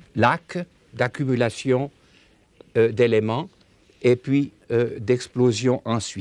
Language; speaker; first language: French; native; French